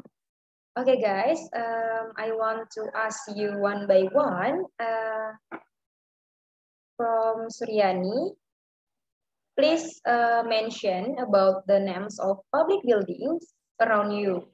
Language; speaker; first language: English; non-native, learner; Indonesian